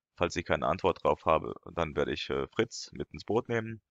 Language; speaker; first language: German; non-native, fluent; French